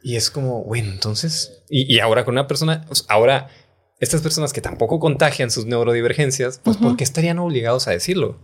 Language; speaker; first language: Spanish; native; Spanish